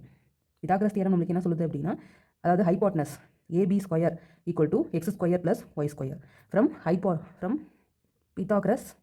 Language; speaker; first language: Tamil; native; Tamil